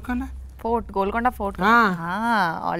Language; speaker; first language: Telugu; non-native, learner; Bangla